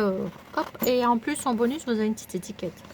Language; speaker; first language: French; native; French